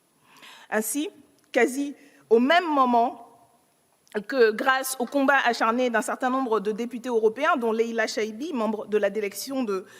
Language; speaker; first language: French; native; French